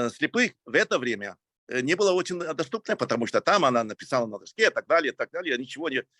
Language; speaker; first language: Russian; non-native, fluent; English